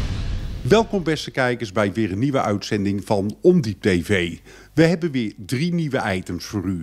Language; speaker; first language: Dutch; native; Dutch